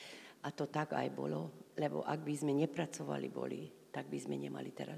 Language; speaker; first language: Slovak; non-native, local second language; Hungarian